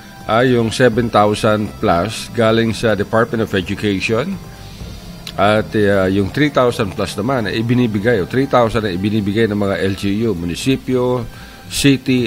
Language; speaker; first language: Filipino; non-native, local second language; Chavacano